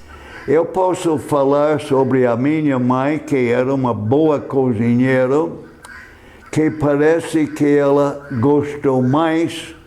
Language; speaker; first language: Portuguese; non-native, fluent; English